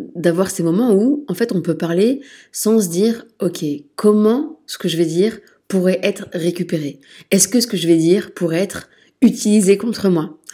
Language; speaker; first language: French; native; French